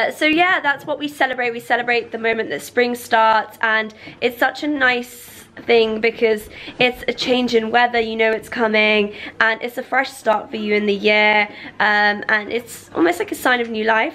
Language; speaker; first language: English; early bilingual, other home language; Persian